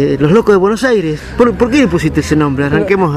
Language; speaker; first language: Spanish; native; Spanish